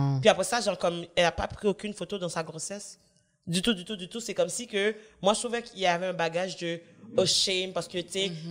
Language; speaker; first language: French; native; French